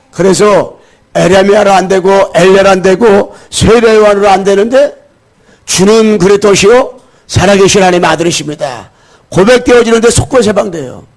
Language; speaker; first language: Korean; native; Korean